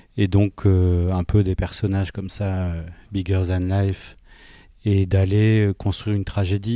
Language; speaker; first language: French; native; French